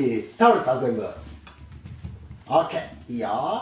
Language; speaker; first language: Japanese; native; Japanese